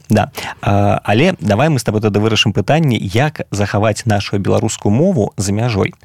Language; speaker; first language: Belarusian; non-native, local second language; Russian